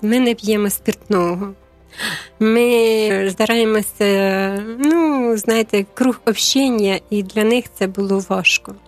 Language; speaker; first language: Ukrainian; native; Ukrainian